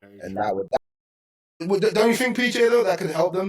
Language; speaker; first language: English; native; English